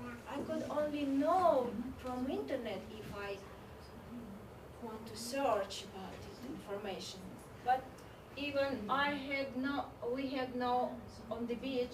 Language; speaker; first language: English; non-native, learner; Russian